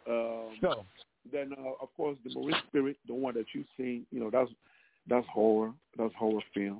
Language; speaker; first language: English; non-native, local second language; Igbo